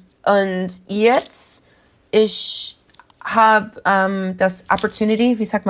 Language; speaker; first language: German; non-native, learner; English